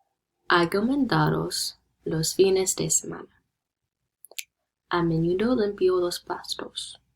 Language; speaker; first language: Spanish; non-native, learner; English